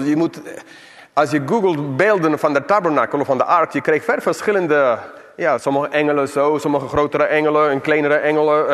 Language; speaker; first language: Dutch; non-native, fluent; English